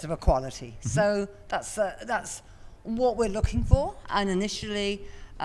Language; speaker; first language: English; native; English